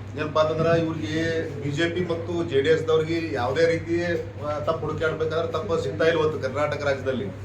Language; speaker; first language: Kannada; native; Kannada